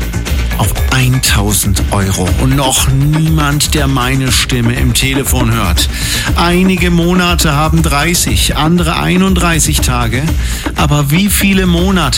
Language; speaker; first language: German; native; German